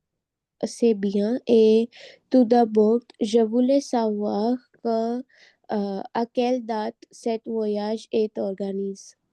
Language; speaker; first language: French; non-native, learner; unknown